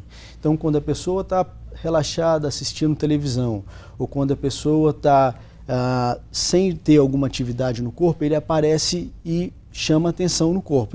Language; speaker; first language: Portuguese; native; Portuguese